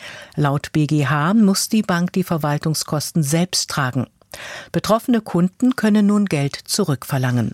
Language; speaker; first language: German; native; German